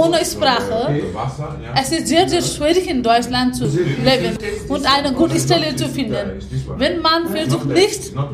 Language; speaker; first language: German; non-native, learner; Nepali